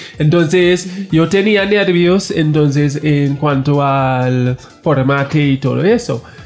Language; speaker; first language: Spanish; non-native, fluent; English